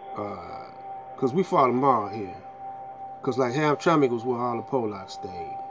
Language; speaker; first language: English; native; English